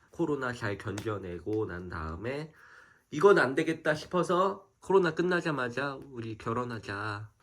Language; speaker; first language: Korean; native; Korean